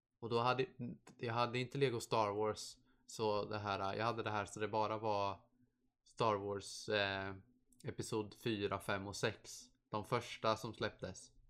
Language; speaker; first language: Swedish; native; Swedish